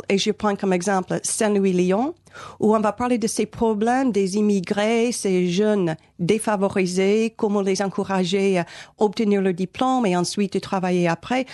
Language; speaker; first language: French; non-native, fluent; English